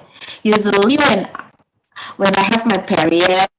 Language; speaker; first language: English; non-native, learner; Indonesian